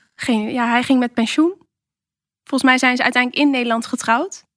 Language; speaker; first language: Dutch; native; Dutch